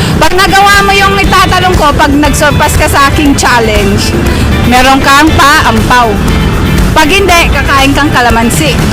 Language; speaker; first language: Filipino; native; Filipino